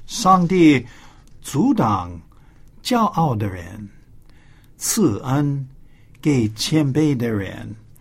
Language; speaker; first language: Chinese; non-native, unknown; English